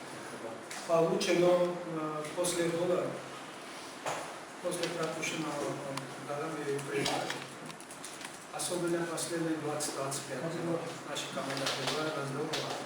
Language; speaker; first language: Russian; non-native, fluent; Georgian